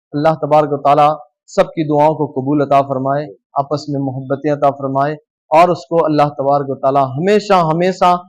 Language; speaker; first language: Urdu; non-native, local second language; Gujarati